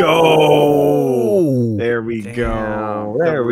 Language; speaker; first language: English; native; English